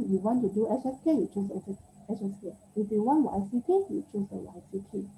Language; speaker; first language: English; non-native, local second language; Chinese